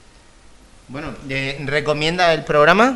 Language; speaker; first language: Spanish; native; Spanish